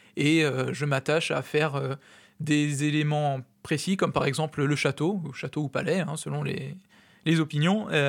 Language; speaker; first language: French; native; French